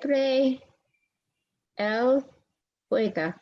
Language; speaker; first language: Spanish; non-native, learner; English